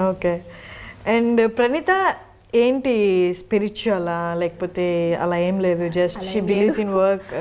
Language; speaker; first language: Telugu; native; Telugu